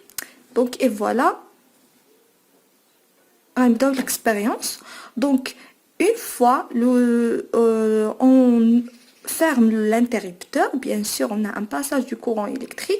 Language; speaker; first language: French; non-native, local second language; Arabic